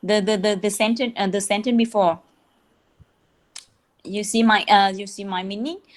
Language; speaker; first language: English; non-native, learner; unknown